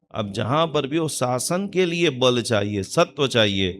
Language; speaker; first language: Hindi; non-native, local second language; Gujarati